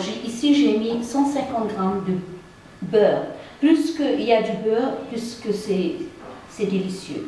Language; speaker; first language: French; non-native, fluent; Nepali